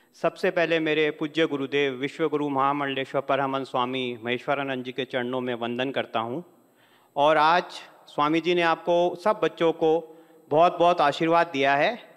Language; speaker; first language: Hindi; native; Hindi